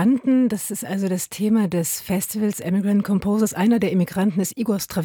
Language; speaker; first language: German; native; German